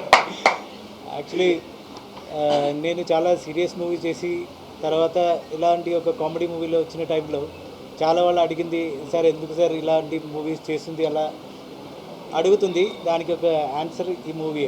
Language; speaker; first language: Telugu; non-native, fluent; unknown